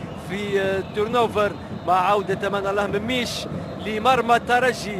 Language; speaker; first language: Arabic; native; Arabic